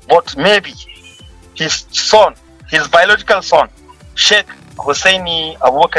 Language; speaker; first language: English; non-native, local second language; Hausa